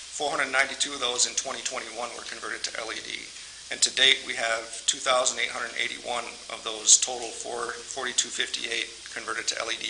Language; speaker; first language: English; native; English